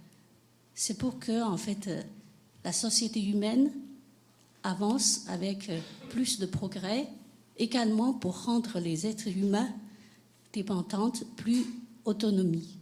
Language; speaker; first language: French; non-native, fluent; Chinese